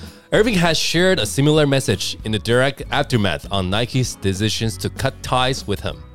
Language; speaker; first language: English; non-native, fluent; Chinese